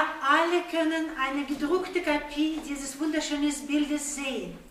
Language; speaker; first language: German; non-native, fluent; Russian